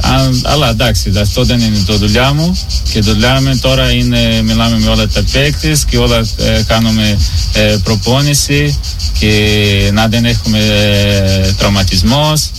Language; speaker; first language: Greek; non-native, learner; Portuguese